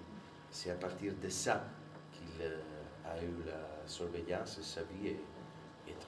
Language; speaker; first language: French; non-native, fluent; Italian